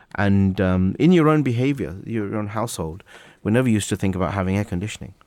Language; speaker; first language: English; native; English